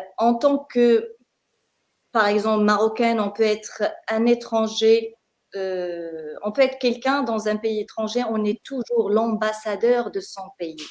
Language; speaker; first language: French; non-native, local second language; Arabic